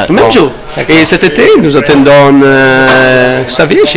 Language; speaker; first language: French; non-native, learner; Italian